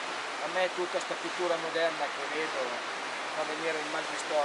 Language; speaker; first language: Italian; native; Italian